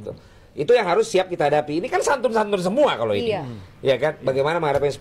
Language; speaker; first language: Indonesian; native; Indonesian